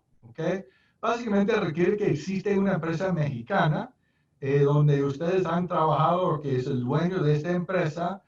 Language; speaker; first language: Spanish; non-native, fluent; English